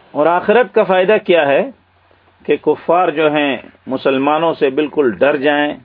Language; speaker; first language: Urdu; native; Urdu